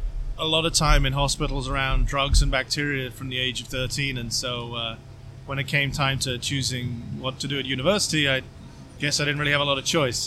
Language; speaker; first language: English; native; English